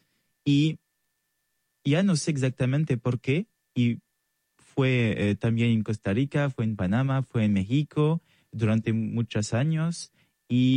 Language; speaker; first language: Spanish; non-native, fluent; French